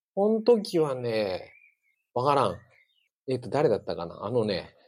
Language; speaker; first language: Japanese; native; Japanese